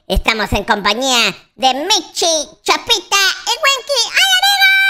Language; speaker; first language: Spanish; native; Spanish